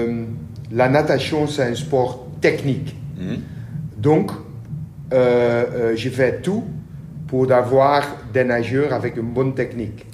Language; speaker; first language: French; non-native, learner; Dutch